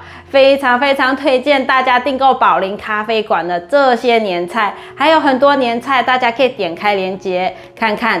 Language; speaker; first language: Chinese; native; Chinese